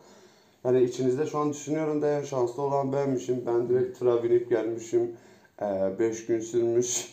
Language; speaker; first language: Turkish; native; Turkish